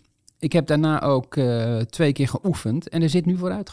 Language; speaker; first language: Dutch; native; Dutch